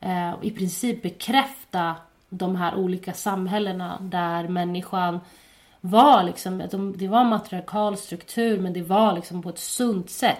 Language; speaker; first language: Swedish; native; Swedish